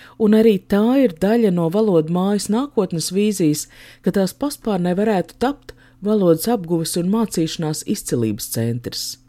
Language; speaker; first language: Latvian; native; Latvian